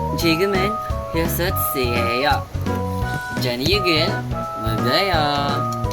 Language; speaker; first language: Korean; non-native, learner; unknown